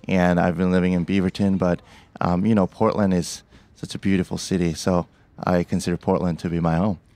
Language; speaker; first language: English; early bilingual, other home language; Korean